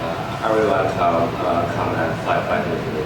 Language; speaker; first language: English; non-native, fluent; Chinese